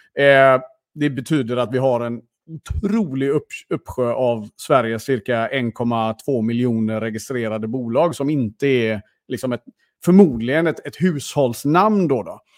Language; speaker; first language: Swedish; native; Swedish